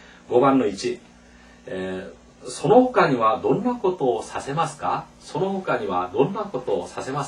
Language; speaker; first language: Japanese; non-native, fluent; Korean